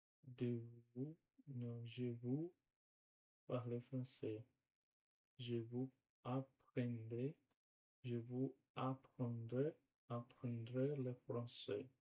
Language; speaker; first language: French; non-native, learner; Portuguese